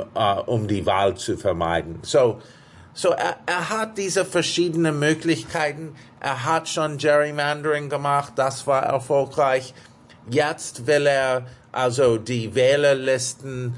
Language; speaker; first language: German; non-native, fluent; English